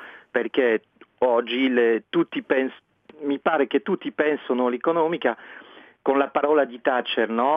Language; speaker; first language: Italian; non-native, fluent; French